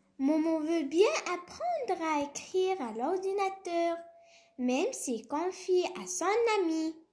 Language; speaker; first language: French; non-native, local second language; Arabic